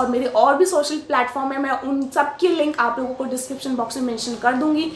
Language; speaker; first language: Hindi; native; Hindi